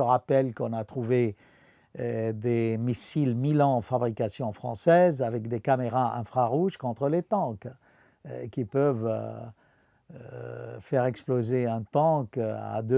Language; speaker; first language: French; non-native, fluent; Arabic